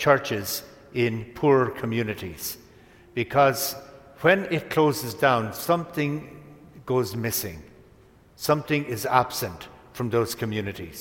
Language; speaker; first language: English; native; English